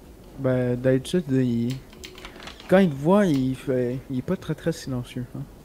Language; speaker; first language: French; native; French